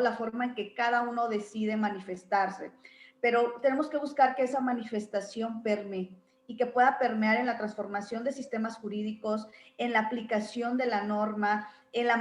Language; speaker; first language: Spanish; native; Spanish